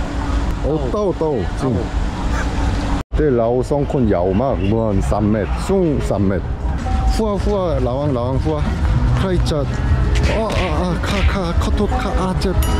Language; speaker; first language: Thai; non-native, learner; Korean